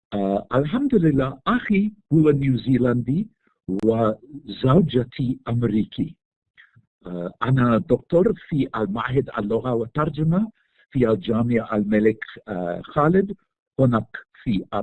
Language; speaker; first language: Arabic; non-native, learner; English